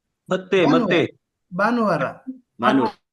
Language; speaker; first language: Kannada; non-native, learner; Hindi